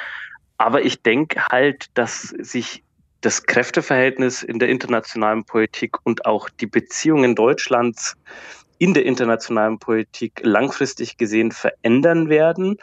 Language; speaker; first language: German; native; German